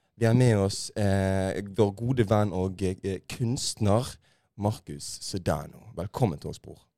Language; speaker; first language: Norwegian; native; Norwegian